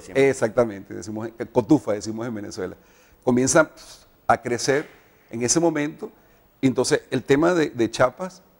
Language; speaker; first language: Spanish; native; Spanish